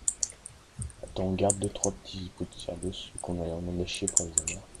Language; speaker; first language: French; native; French